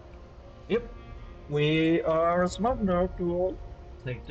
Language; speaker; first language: English; non-native, fluent; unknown